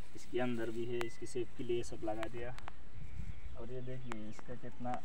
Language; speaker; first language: Hindi; non-native, local second language; Bangla